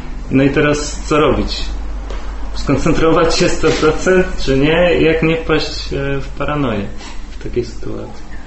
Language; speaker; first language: Polish; native; Polish